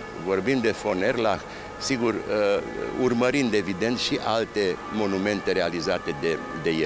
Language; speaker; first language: Romanian; native; Romanian